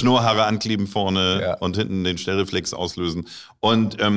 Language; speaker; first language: German; native; German